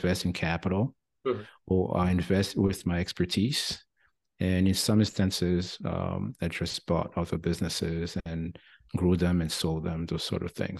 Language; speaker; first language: English; non-native, fluent; French